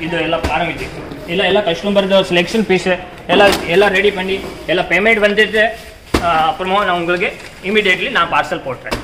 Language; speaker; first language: Tamil; non-native, learner; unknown